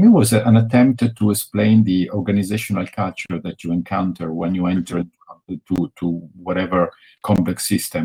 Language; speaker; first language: English; non-native, fluent; Italian